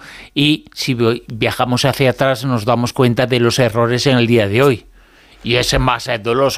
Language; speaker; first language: Spanish; native; Spanish